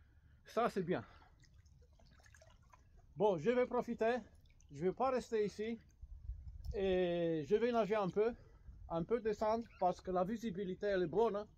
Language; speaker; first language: French; non-native, fluent; Romanian